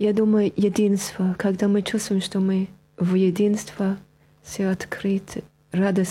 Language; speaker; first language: Russian; non-native, fluent; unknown